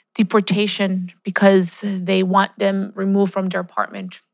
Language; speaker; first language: English; early bilingual, other home language; Spanish